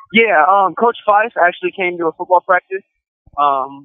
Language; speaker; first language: English; native; English